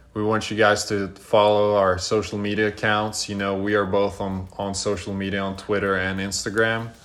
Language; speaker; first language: English; non-native, fluent; Norwegian